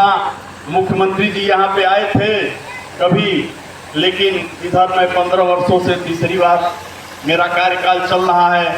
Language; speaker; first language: Hindi; native; Hindi